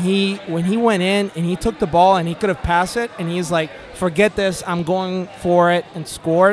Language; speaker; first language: English; non-native, fluent; Spanish